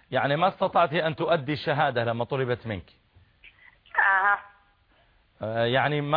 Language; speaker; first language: Arabic; native; Arabic